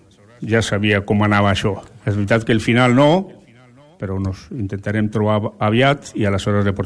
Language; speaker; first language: Catalan; non-native, local second language; Spanish